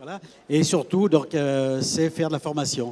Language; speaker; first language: French; native; French